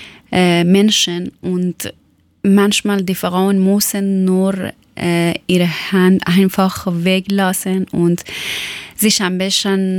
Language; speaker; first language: German; non-native, learner; Persian